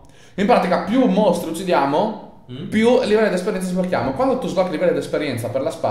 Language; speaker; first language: Italian; native; Italian